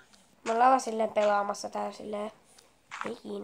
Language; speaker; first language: Finnish; native; Finnish